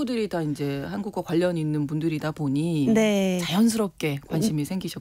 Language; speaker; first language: Korean; native; Korean